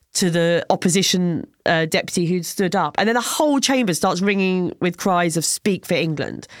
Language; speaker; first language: English; native; English